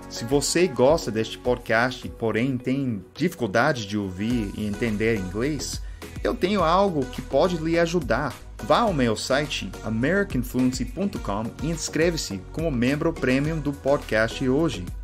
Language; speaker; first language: Portuguese; non-native, fluent; English